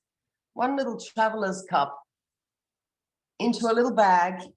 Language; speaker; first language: English; native; English